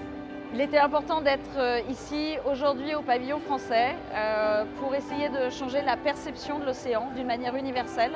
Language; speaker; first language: French; native; French